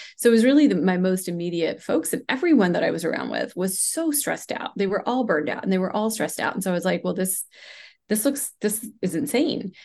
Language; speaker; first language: English; non-native, local second language; Hindi